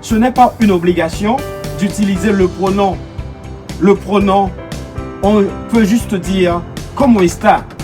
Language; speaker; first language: French; non-native, local second language; Haitian Creole